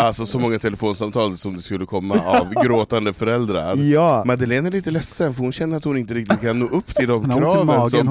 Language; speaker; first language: Swedish; native; Swedish